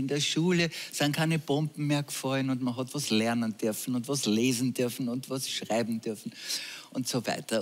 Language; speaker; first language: German; native; German